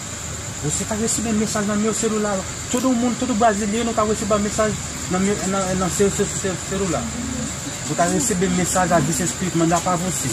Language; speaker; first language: Portuguese; non-native, learner; Haitian Creole